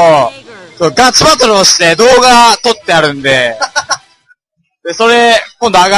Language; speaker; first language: Japanese; native; Japanese